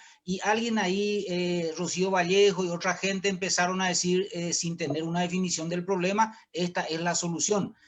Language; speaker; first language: Spanish; native; Spanish